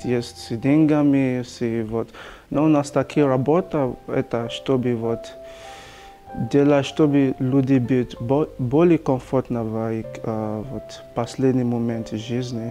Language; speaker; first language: Russian; non-native, learner; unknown